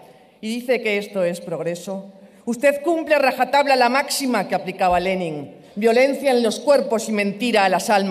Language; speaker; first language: Spanish; native; Spanish